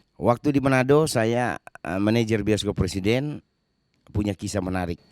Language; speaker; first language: Indonesian; native; Indonesian